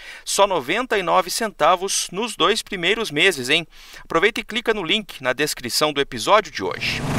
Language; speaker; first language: Portuguese; native; Portuguese